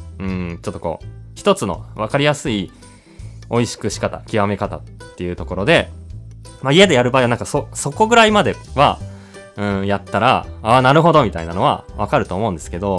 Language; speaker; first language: Japanese; native; Japanese